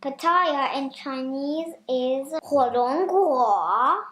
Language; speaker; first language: English; non-native, fluent; Chinese